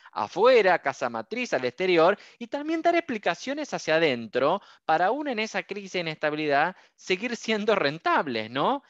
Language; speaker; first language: Spanish; native; Spanish